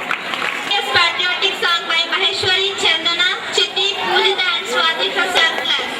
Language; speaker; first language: English; non-native, local second language; Telugu